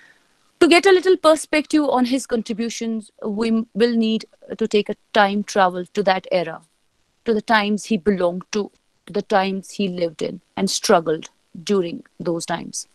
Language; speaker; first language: English; non-native, local second language; Kashmiri